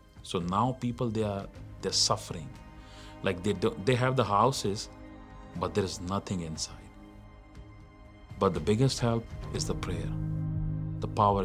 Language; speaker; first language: English; non-native, local second language; Punjabi